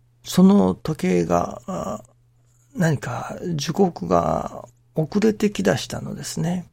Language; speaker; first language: Japanese; native; Japanese